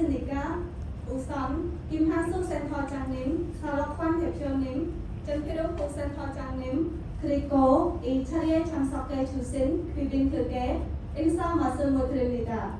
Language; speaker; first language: Korean; non-native, learner; Khmer